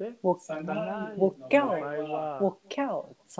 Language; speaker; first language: Chinese; non-native, learner; Japanese